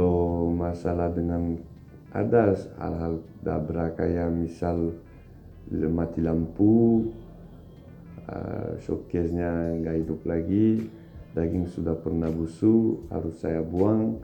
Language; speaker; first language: Indonesian; non-native, fluent; Turkish